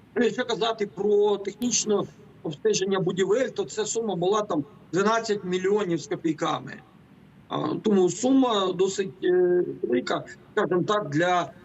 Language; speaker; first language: Ukrainian; native; Ukrainian